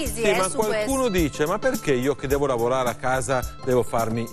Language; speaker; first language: Italian; native; Italian